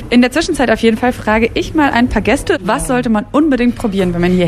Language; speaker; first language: German; native; German